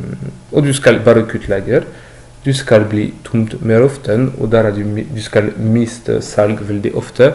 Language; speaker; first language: Norwegian; non-native, fluent; French